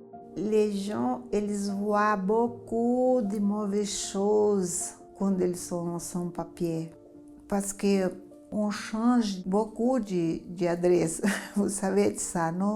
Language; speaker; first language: French; non-native, learner; Portuguese